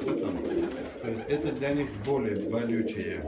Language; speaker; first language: Russian; native; Russian